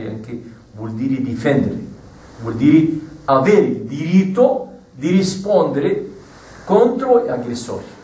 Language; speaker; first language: Italian; non-native, fluent; Arabic